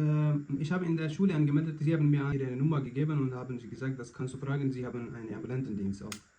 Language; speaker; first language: German; non-native, learner; Urdu